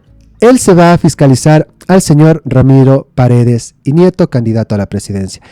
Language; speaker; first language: Spanish; native; Spanish